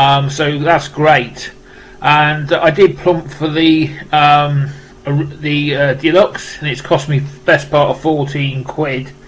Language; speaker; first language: English; native; English